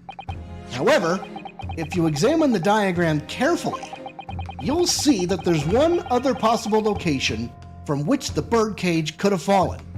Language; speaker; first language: English; native; English